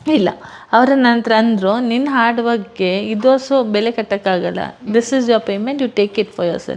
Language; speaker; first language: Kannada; non-native, local second language; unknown